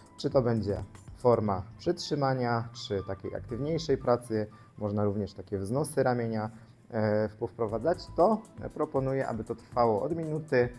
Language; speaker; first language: Polish; native; Polish